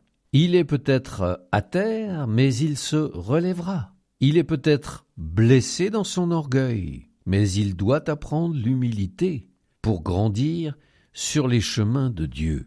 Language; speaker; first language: French; native; French